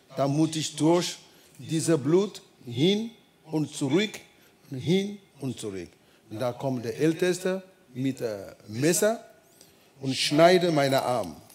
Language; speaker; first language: German; non-native, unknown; Ewe